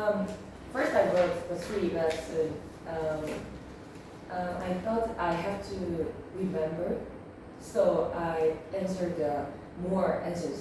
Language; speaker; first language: English; non-native, learner; Korean